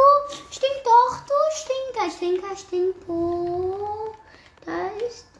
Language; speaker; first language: German; native; German